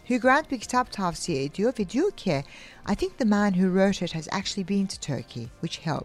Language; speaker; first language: English; non-native, fluent; Turkish